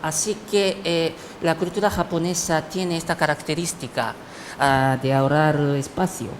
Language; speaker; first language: Spanish; non-native, fluent; Japanese